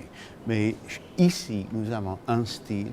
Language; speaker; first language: French; non-native, fluent; English